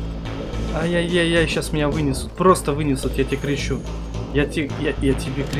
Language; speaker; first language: Russian; native; Russian